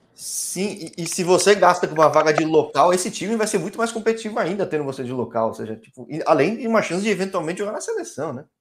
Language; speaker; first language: Portuguese; native; Portuguese